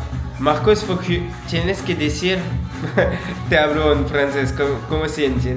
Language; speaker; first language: Spanish; non-native, learner; French